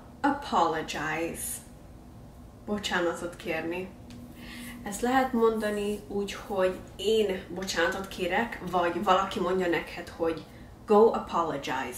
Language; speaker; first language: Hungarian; early bilingual, heritage; English